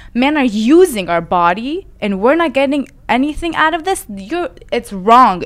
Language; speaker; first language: English; non-native, fluent; Persian